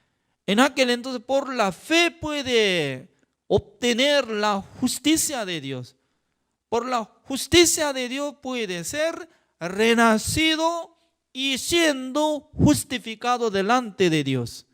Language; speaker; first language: Spanish; non-native, fluent; Korean